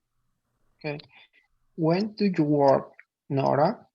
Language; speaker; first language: English; non-native, learner; Spanish